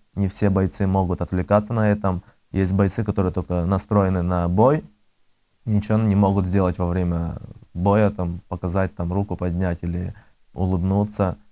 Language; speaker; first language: Russian; early bilingual, other home language; Azerbaijani